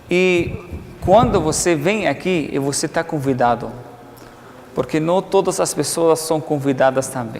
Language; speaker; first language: Portuguese; non-native, fluent; Arabic